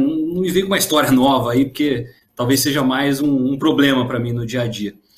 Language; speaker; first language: Portuguese; native; Portuguese